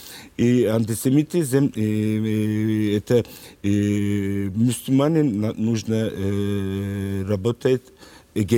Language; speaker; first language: Russian; non-native, learner; Turkish